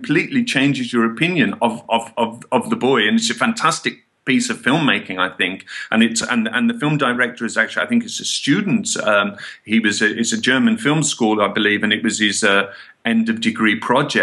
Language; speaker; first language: English; native; English